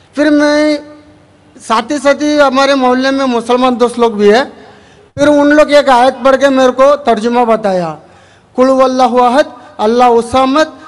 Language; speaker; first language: Hindi; non-native, local second language; Tamil